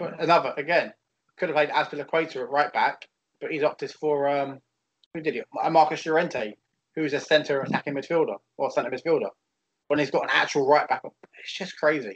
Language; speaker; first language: English; native; English